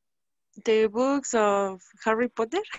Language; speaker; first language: English; non-native, learner; Spanish